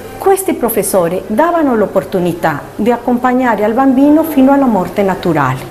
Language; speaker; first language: Italian; non-native, fluent; Spanish